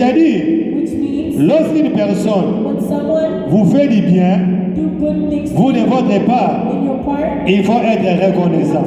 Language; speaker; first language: French; non-native, local second language; Lingala